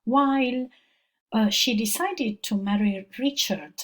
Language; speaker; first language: English; non-native, fluent; Italian